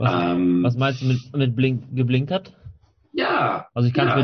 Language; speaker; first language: German; native; German